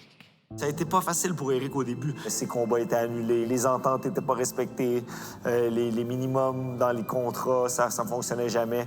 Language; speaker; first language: French; native; French